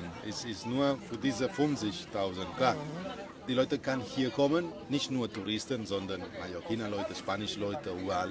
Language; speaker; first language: German; non-native, learner; Spanish